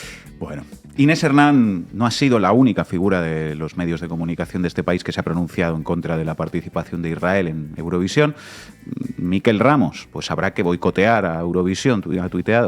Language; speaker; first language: Spanish; native; Spanish